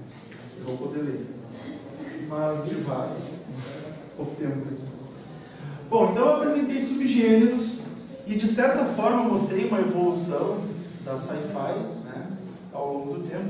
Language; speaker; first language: Portuguese; native; Portuguese